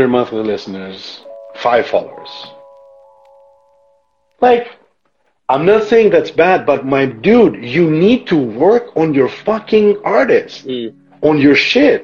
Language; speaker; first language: English; non-native, fluent; Greek